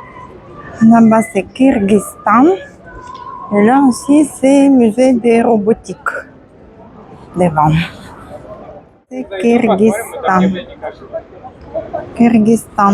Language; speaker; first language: French; non-native, fluent; Russian